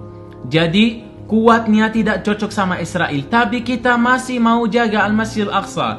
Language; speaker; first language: Indonesian; non-native, learner; Arabic